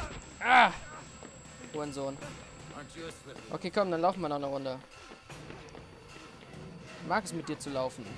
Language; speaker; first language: German; native; German